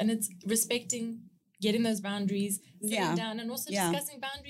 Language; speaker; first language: English; native; English